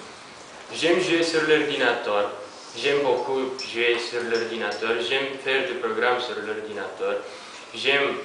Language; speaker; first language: French; non-native, learner; Romanian